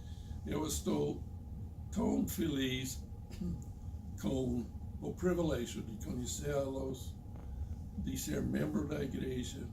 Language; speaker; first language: Portuguese; non-native, fluent; English